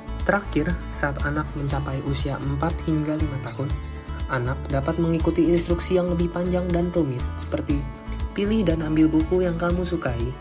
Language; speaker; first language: Indonesian; native; Indonesian